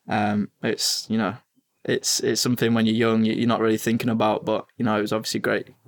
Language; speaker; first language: English; native; English